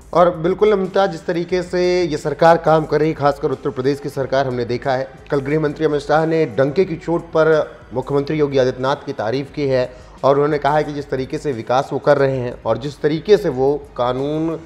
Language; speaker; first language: Hindi; native; Hindi